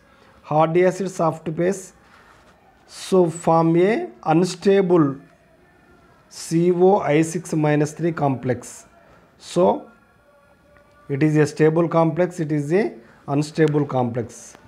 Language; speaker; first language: English; non-native, local second language; Telugu